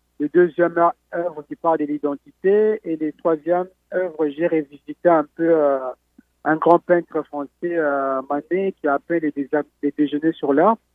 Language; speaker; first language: French; non-native, local second language; Lingala